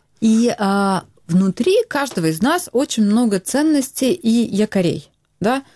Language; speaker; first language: Russian; non-native, local second language; Ukrainian